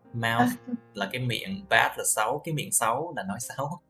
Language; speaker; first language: Vietnamese; native; Vietnamese